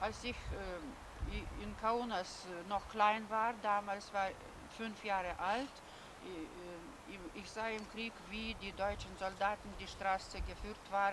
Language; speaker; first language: German; non-native, fluent; Lithuanian